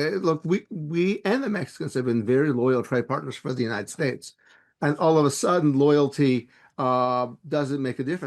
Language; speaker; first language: English; native; English